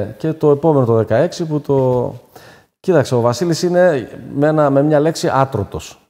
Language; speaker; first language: Greek; native; Greek